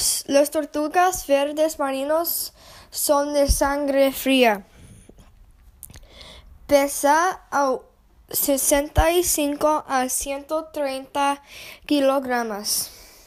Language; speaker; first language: Spanish; non-native, learner; English